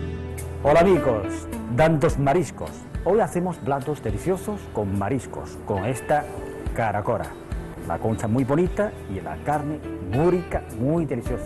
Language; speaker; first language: Spanish; non-native, fluent; Chinese